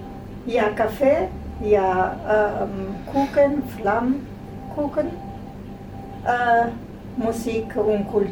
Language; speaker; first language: German; non-native, fluent; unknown